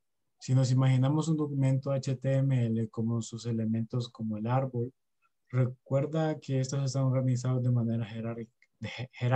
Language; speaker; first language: Spanish; native; Spanish